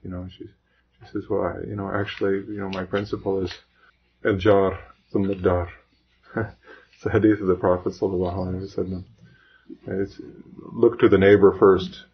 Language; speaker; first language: English; native; English